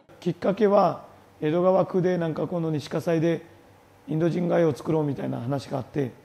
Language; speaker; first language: Japanese; non-native, fluent; Marathi